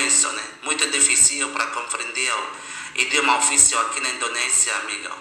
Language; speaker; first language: Portuguese; non-native, learner; Indonesian